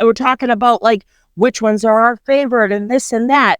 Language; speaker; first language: English; native; English